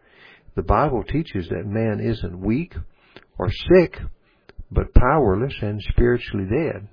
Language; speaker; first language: English; native; English